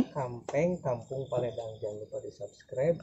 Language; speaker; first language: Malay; non-native, local second language; Sundanese